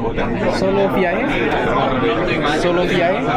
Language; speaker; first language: Spanish; non-native, learner; Indonesian